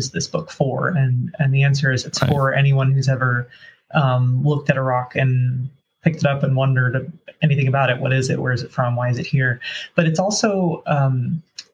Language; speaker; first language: English; native; English